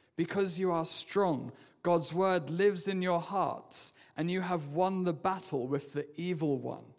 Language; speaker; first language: English; native; English